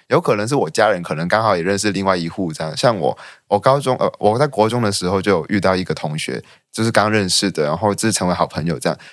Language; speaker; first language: Chinese; non-native, local second language; Cantonese